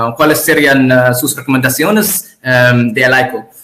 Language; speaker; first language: Spanish; non-native, fluent; English